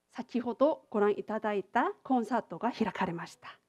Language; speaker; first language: Japanese; non-native, fluent; Korean